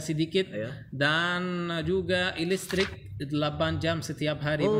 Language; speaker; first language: Indonesian; non-native, learner; Arabic